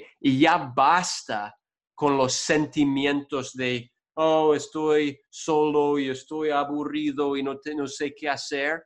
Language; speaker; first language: Spanish; non-native, fluent; English